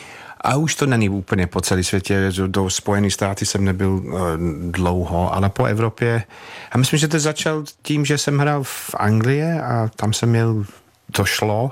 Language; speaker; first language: Czech; non-native, fluent; English